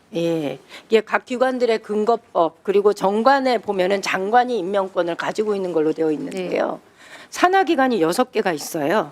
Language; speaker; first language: Korean; native; Korean